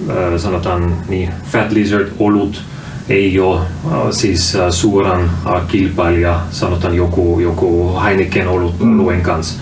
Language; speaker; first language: Finnish; non-native, fluent; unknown